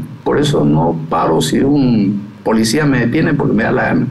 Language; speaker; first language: Spanish; native; Spanish